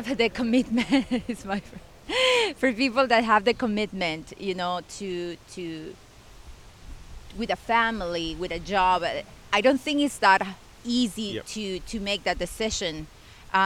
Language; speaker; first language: English; non-native, fluent; Spanish